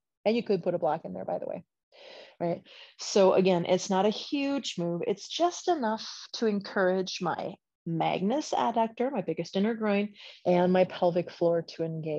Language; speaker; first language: English; native; English